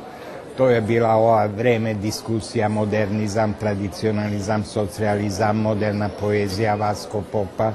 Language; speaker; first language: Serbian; non-native, local second language; Hungarian